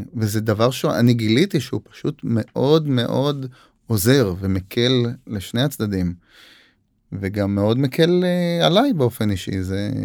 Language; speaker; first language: Hebrew; native; Hebrew